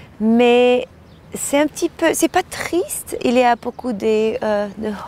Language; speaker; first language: French; non-native, learner; German